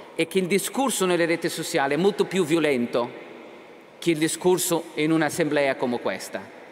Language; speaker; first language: Italian; non-native, fluent; Portuguese